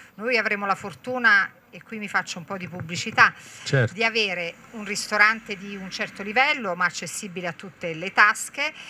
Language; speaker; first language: Italian; native; Italian